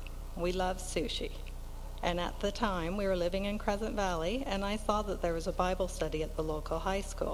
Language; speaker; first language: English; native; English